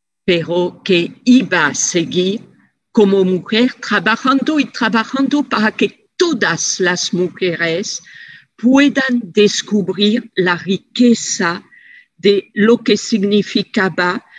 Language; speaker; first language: Spanish; non-native, fluent; French